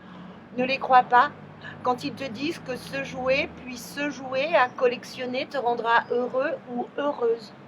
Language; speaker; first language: French; native; French